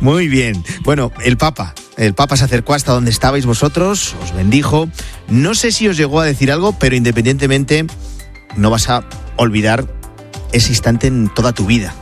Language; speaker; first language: Spanish; native; Spanish